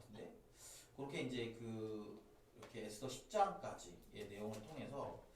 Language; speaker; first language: Korean; native; Korean